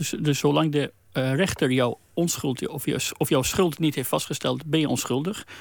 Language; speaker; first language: Dutch; non-native, fluent; Persian